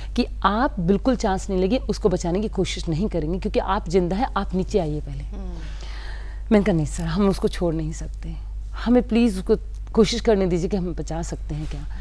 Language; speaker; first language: Hindi; native; Hindi